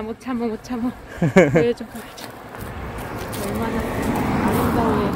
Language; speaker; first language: Korean; non-native, fluent; Russian